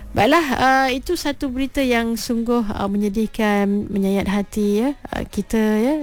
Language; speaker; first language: Malay; native; Malay